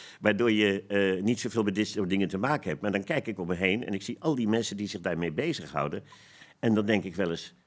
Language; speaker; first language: Dutch; native; Dutch